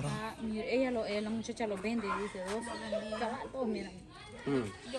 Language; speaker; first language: Spanish; native; Spanish